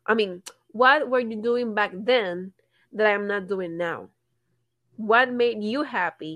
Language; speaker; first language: English; non-native, local second language; Spanish